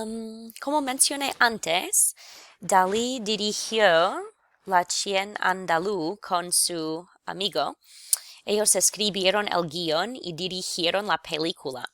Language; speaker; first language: Spanish; non-native, fluent; English